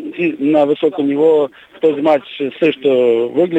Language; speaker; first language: Bulgarian; non-native, learner; Russian